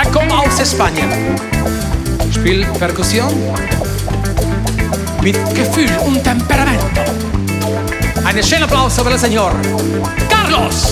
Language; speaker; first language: German; non-native, learner; Spanish